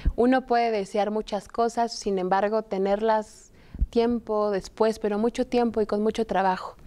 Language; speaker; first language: Spanish; native; Spanish